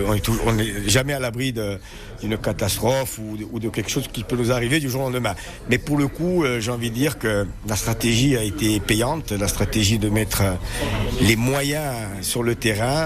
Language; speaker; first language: French; native; French